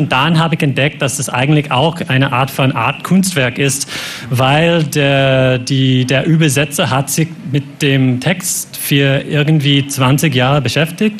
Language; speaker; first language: German; non-native, fluent; English